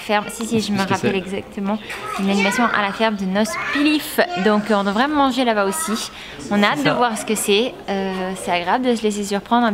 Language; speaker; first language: French; native; French